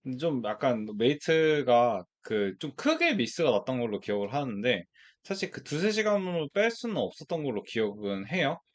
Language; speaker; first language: Korean; native; Korean